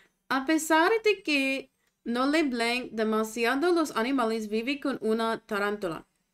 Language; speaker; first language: Spanish; non-native, learner; English